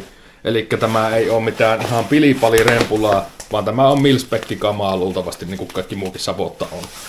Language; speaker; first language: Finnish; native; Finnish